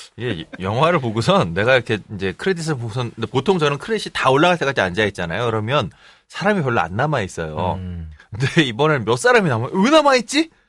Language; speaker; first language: Korean; native; Korean